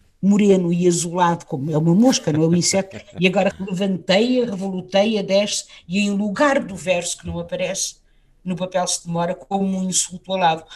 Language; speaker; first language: Portuguese; native; Portuguese